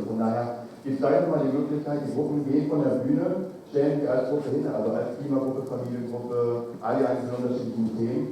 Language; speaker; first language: German; native; German